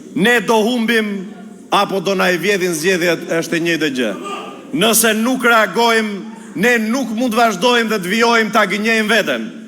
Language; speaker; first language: Albanian; native; Albanian